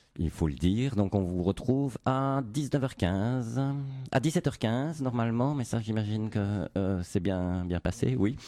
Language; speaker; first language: French; native; French